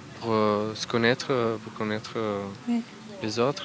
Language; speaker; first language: French; non-native, learner; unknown